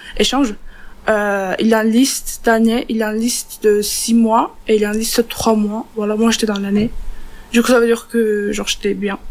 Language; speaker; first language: French; non-native, learner; Turkish